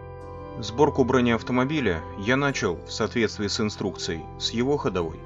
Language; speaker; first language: Russian; native; Russian